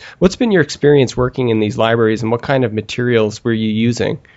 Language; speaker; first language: English; native; English